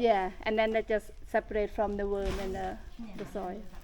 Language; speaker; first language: English; non-native, fluent; Thai